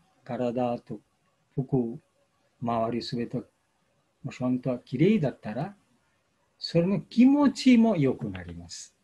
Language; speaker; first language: Japanese; non-native, fluent; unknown